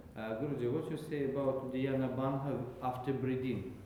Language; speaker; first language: English; non-native, learner; Russian